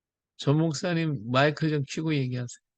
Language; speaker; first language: Korean; native; Korean